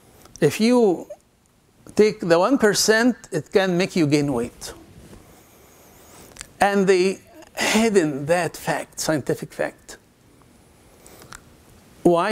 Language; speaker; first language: English; non-native, fluent; Arabic